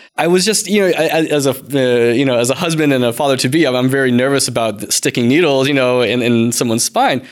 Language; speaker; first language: English; native; English